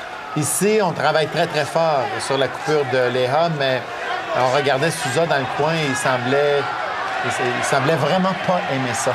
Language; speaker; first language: French; native; French